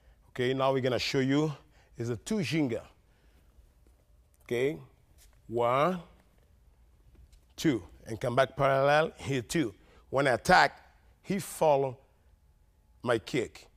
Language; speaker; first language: English; non-native, fluent; Portuguese